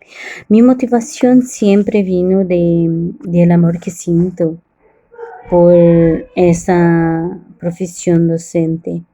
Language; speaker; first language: Spanish; non-native, learner; Portuguese